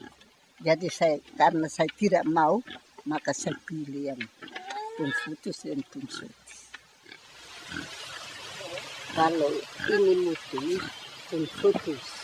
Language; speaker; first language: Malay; non-native, local second language; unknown